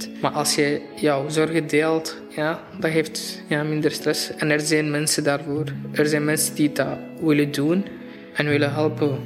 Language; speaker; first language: Dutch; non-native, fluent; Arabic